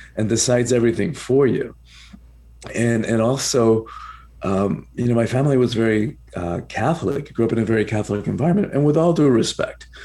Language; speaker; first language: English; early bilingual, other home language; Spanish